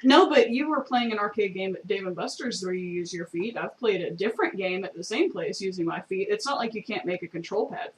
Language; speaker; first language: English; native; English